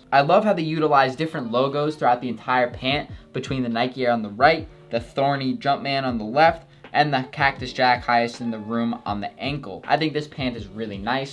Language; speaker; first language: English; native; English